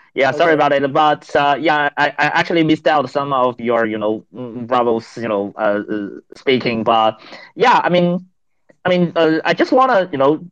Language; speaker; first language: English; non-native, fluent; Chinese